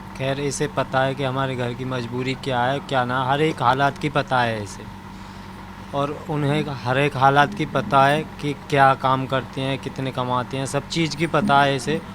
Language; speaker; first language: Hindi; native; Hindi